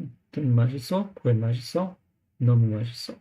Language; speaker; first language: Korean; non-native, learner; English